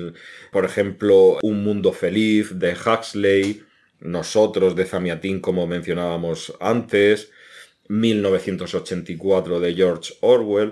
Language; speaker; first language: Spanish; native; Spanish